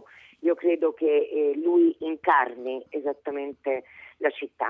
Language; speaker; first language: Italian; native; Italian